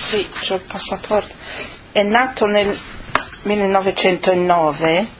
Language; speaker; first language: Italian; early bilingual, other home language; Friulian